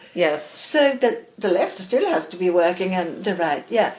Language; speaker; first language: English; non-native, fluent; Swedish